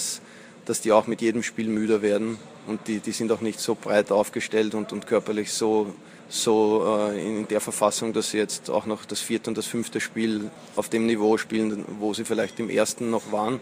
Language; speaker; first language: German; native; German